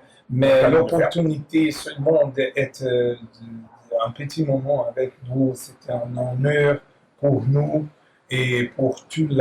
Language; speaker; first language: French; non-native, learner; Portuguese